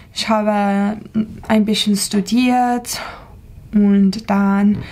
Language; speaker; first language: German; non-native, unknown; English